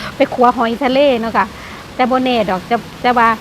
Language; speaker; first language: Thai; native; Thai